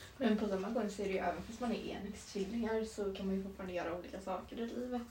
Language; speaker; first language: Swedish; native; Swedish